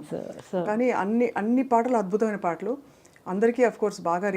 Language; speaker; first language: Telugu; native; Telugu